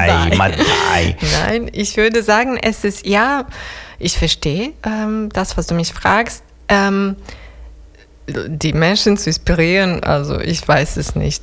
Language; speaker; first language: German; non-native, fluent; Serbian